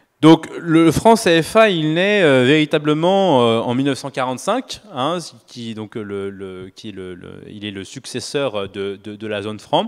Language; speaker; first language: French; native; French